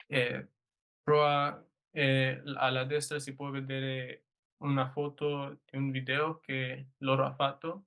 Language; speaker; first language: Italian; non-native, learner; English